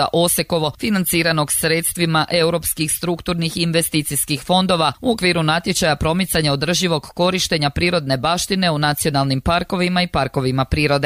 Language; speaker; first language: Serbian; native; Serbian